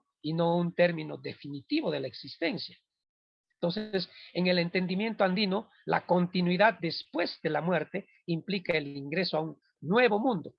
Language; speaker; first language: Spanish; non-native, local second language; Quechua